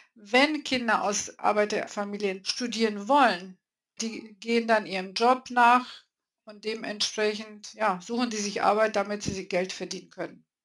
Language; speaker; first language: German; early bilingual, other home language; Polish